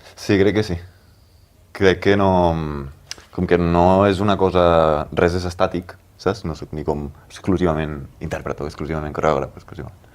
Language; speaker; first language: Catalan; native; Catalan